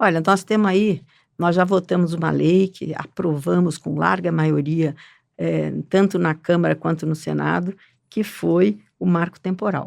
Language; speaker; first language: Portuguese; native; Portuguese